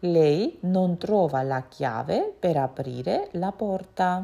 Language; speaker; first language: Italian; non-native, fluent; Georgian